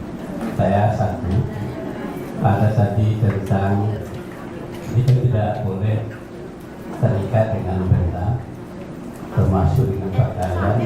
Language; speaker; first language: Indonesian; native; Indonesian